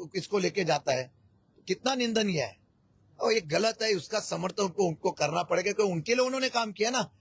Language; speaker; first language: Hindi; non-native, local second language; Marathi